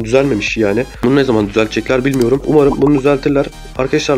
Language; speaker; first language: Turkish; native; Turkish